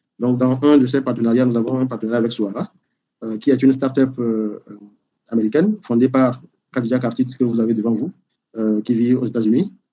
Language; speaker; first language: French; non-native, local second language; Ewe